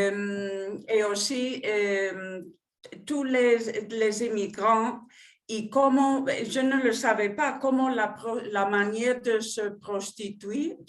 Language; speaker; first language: French; non-native, fluent; Spanish